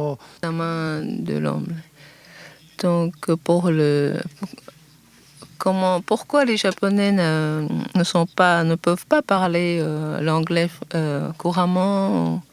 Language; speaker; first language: French; non-native, fluent; Japanese